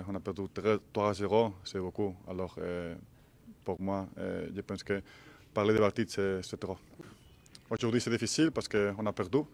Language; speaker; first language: French; non-native, learner; Spanish